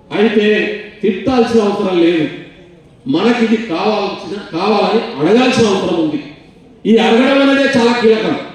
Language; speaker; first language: Telugu; non-native, local second language; Lambadi